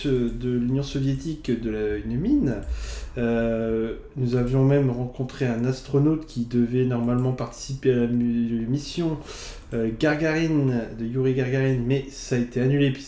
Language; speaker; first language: French; native; French